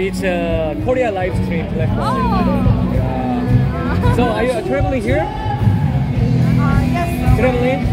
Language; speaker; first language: English; non-native, learner; Korean